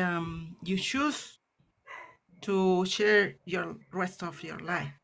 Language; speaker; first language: English; non-native, learner; Spanish